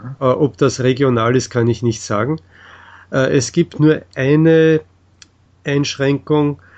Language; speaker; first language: German; native; German